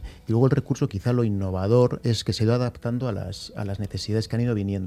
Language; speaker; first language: Spanish; native; Spanish